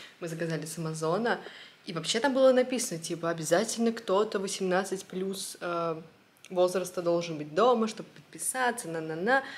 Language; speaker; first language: Russian; native; Russian